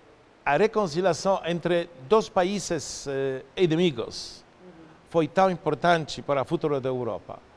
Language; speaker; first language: Portuguese; non-native, fluent; Polish